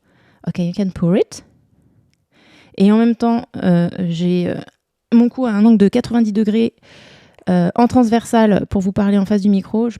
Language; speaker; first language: French; native; French